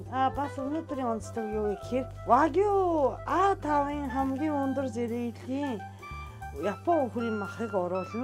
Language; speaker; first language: Mongolian; non-native, fluent; Japanese